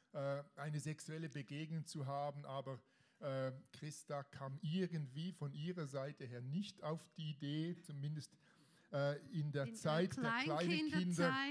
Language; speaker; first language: German; native; German